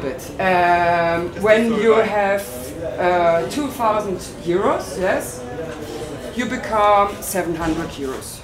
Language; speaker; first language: English; non-native, learner; German